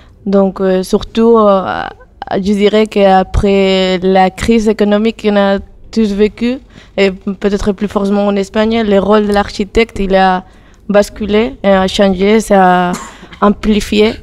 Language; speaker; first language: French; non-native, fluent; Spanish